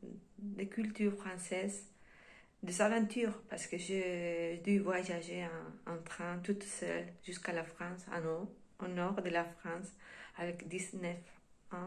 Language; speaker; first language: French; non-native, fluent; Spanish